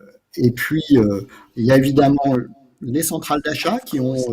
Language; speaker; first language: French; native; French